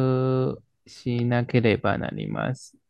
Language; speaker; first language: Japanese; non-native, learner; Chinese